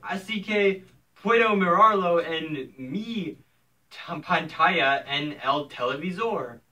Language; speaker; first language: Spanish; non-native, learner; English